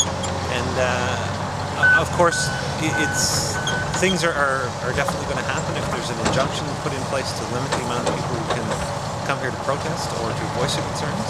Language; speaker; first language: English; native; English